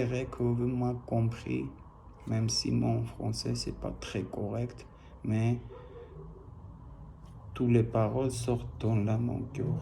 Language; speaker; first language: French; non-native, learner; Armenian